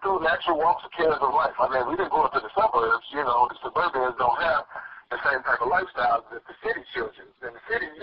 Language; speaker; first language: English; native; English